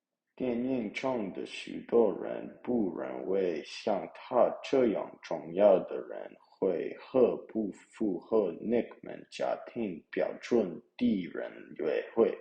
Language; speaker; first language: Chinese; non-native, learner; English